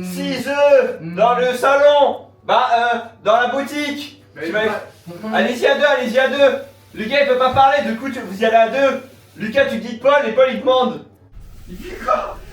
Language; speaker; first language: French; native; French